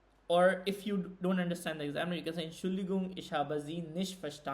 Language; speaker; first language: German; non-native, fluent; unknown